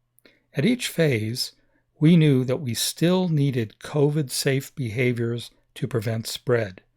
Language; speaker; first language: English; native; English